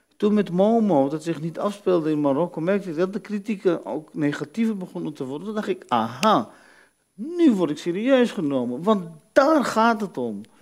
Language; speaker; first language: Dutch; early bilingual, other home language; Arabic